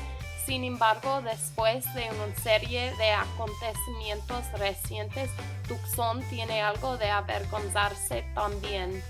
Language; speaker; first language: Spanish; non-native, learner; English